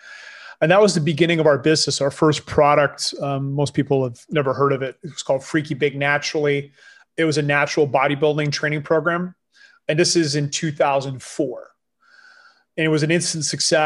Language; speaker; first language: English; non-native, fluent; French